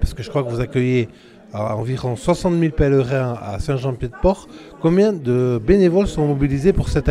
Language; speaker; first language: French; native; French